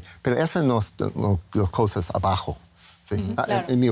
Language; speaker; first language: Spanish; non-native, learner; English